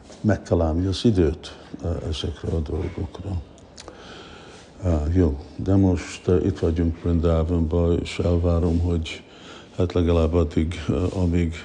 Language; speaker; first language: Hungarian; early bilingual, heritage; Hungarian